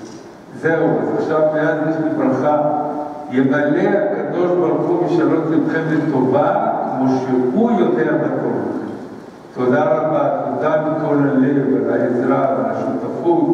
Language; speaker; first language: Hebrew; early bilingual, other home language; Spanish